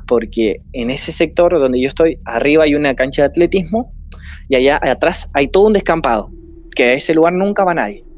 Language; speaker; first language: Spanish; native; Spanish